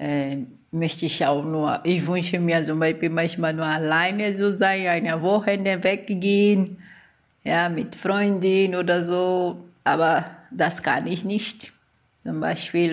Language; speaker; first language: German; non-native, learner; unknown